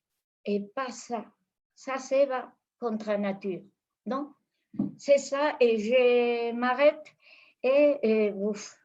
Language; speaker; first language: French; non-native, fluent; Spanish